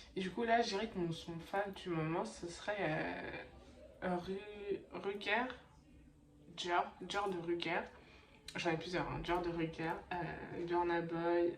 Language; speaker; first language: French; early bilingual, other home language; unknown